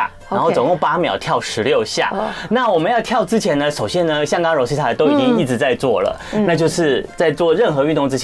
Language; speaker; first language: Chinese; native; Chinese